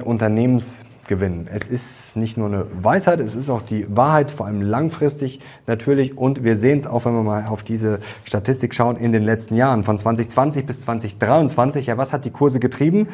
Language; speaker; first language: German; native; German